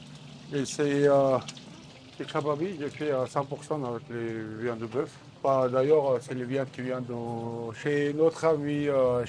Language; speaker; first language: French; non-native, learner; Georgian